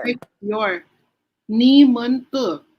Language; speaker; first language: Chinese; non-native, learner; Filipino